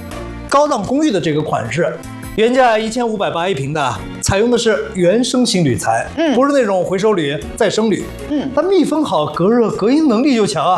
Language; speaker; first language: Chinese; native; Chinese